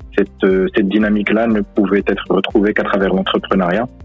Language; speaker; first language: French; non-native, local second language; Arabic